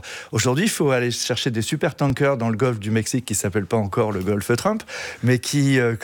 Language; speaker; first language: French; native; French